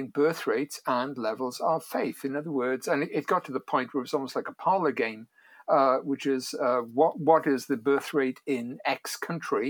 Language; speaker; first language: English; native; English